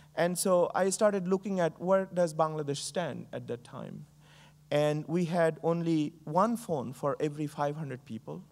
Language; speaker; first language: English; non-native, local second language; Bangla